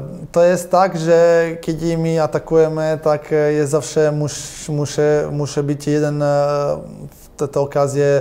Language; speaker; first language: Polish; non-native, learner; Croatian